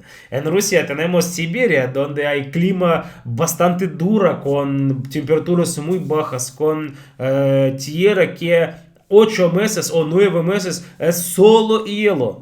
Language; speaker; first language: Spanish; non-native, fluent; Russian